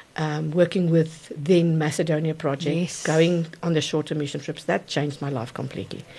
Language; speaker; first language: English; non-native, local second language; Afrikaans